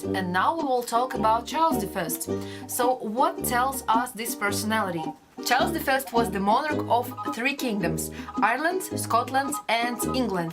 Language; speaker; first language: English; non-native, learner; Russian